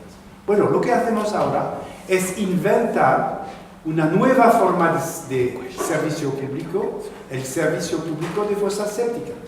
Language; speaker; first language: Spanish; non-native, fluent; French